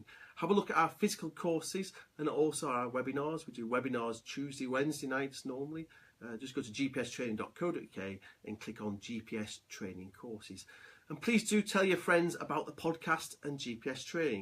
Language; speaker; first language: English; native; English